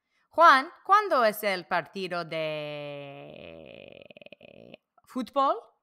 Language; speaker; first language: Spanish; non-native, learner; English